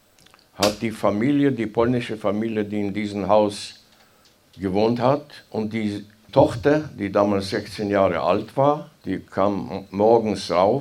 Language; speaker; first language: German; non-native, fluent; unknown